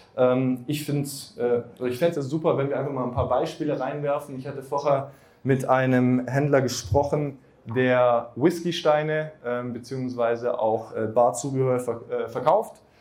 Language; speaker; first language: German; native; German